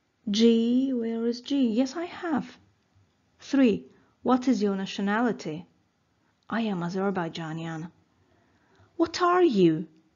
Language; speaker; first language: English; non-native, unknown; Azerbaijani